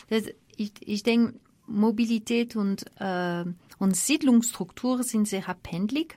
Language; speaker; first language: German; non-native, fluent; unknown